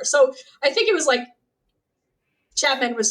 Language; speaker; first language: English; native; English